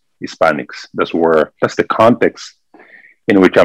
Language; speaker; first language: English; non-native, fluent; French